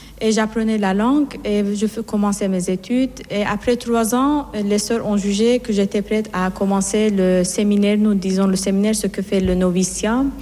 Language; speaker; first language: French; non-native, fluent; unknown